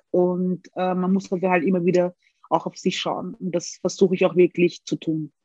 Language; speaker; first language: German; early bilingual, other home language; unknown